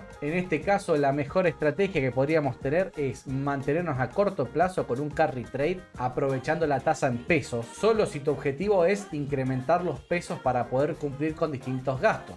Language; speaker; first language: Spanish; native; Spanish